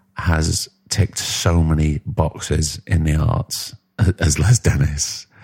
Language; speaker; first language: English; native; English